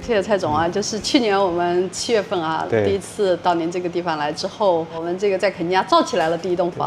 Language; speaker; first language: Chinese; native; Chinese